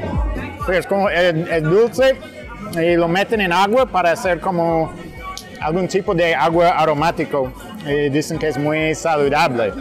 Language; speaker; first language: Spanish; non-native, fluent; English